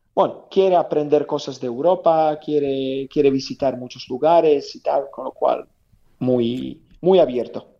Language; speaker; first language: Spanish; non-native, fluent; Serbian